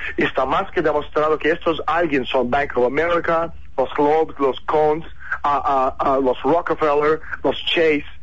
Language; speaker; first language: Spanish; non-native, fluent; Russian